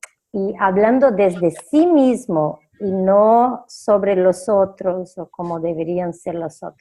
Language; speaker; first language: Spanish; non-native, fluent; Portuguese